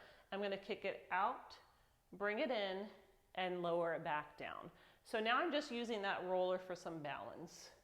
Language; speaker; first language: English; native; English